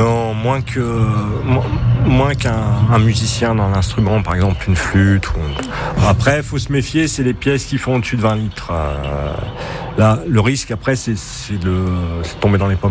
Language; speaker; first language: French; native; French